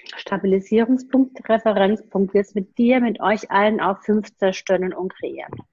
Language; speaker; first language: German; native; German